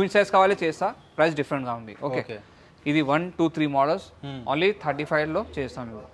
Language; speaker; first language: Telugu; non-native, local second language; Urdu